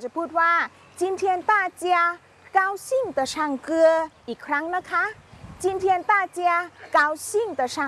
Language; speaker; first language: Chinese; non-native, fluent; Thai